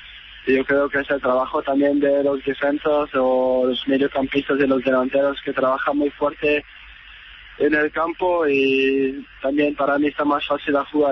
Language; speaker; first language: Spanish; non-native, learner; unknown